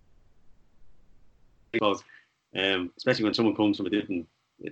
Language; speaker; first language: English; native; English